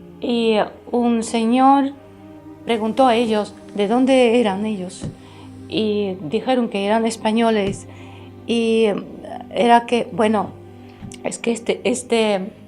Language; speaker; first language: Spanish; early bilingual, heritage; Spanish